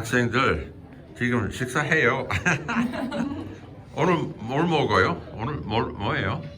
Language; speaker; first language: Korean; non-native, fluent; English